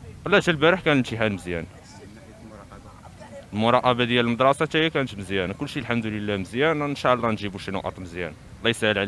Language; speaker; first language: Arabic; native; Arabic